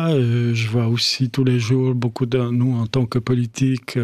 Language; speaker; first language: French; non-native, fluent; Albanian